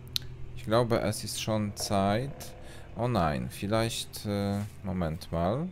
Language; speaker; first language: German; non-native, learner; Polish